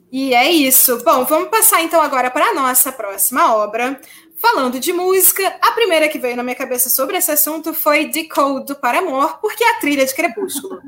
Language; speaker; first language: Portuguese; native; Portuguese